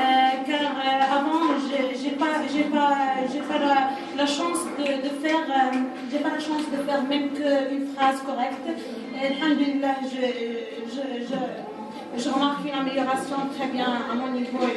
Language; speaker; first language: French; non-native, learner; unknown